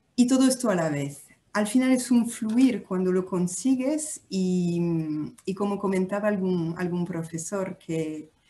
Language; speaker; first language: Spanish; non-native, fluent; French